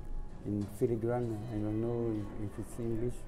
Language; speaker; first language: English; non-native, learner; French